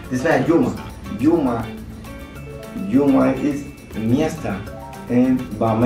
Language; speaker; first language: Russian; non-native, learner; Spanish